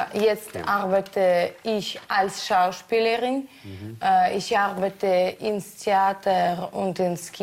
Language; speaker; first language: German; non-native, learner; Russian